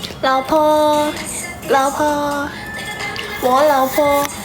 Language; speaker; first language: Chinese; non-native, learner; Thai